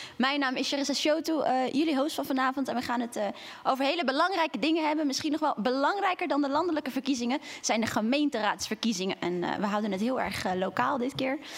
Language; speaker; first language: Dutch; native; Dutch